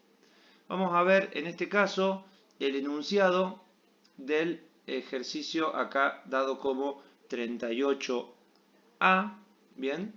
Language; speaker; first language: Spanish; native; Spanish